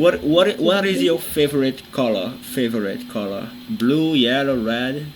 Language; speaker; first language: English; non-native, fluent; Portuguese